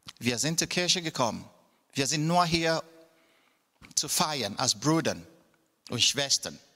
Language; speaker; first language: German; non-native, fluent; Igbo